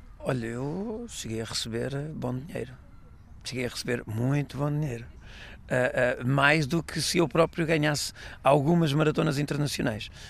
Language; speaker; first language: Portuguese; native; Portuguese